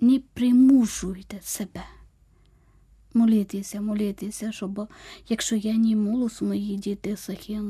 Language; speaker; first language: Ukrainian; non-native, learner; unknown